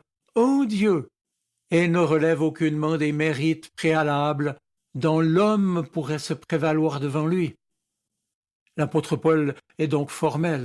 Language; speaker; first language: French; native; French